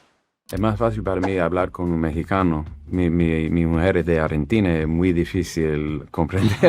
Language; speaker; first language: Spanish; non-native, learner; English